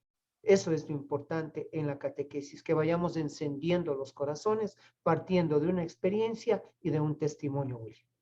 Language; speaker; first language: Spanish; native; Spanish